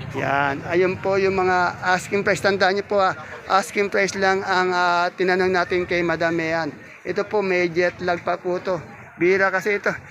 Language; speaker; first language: Filipino; native; Filipino